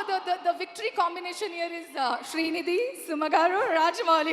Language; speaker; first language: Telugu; non-native, learner; Kannada